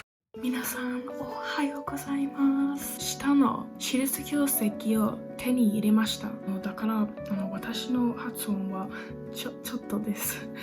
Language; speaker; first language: Japanese; non-native, learner; English